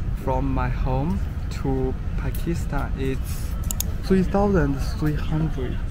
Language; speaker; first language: English; non-native, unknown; Chinese